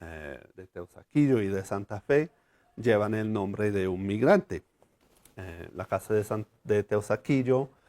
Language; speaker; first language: Spanish; non-native, fluent; English